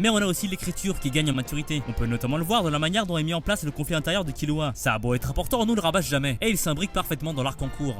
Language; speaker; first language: French; native; French